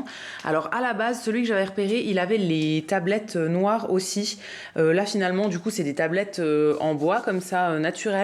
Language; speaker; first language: French; native; French